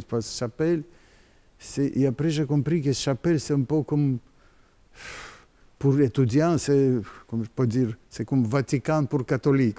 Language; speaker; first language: French; non-native, learner; Russian